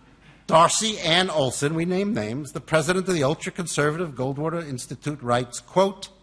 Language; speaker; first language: English; native; English